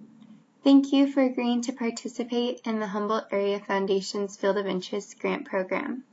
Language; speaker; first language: English; native; English